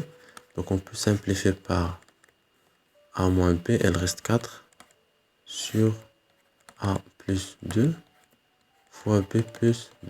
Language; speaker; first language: French; non-native, local second language; Arabic